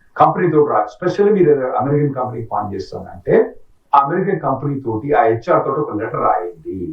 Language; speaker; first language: Telugu; native; Telugu